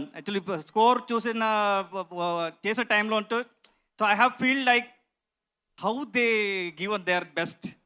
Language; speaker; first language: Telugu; non-native, learner; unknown